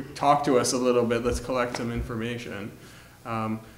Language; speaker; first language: English; native; English